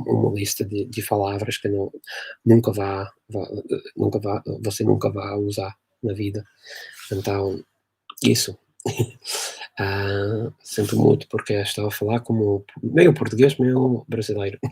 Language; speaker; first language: Portuguese; non-native, fluent; English